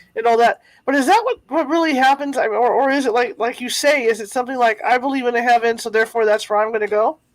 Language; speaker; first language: English; native; English